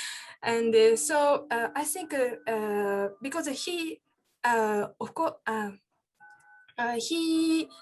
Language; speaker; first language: English; non-native, learner; Japanese